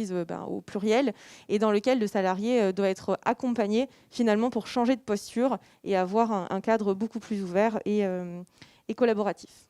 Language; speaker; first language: French; native; French